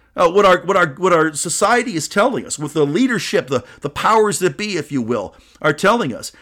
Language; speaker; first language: English; native; English